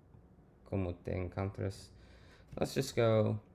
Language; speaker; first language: Spanish; non-native, learner; English